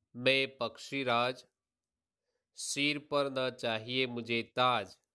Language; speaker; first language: Hindi; non-native, local second language; Gujarati